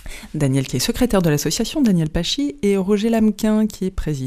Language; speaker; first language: French; native; French